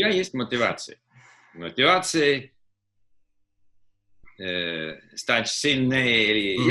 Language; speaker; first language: Russian; non-native, fluent; English